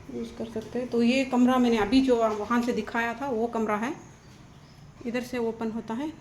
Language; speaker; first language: Hindi; non-native, local second language; Kannada